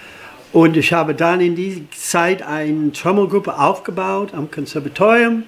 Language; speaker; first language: German; non-native, fluent; English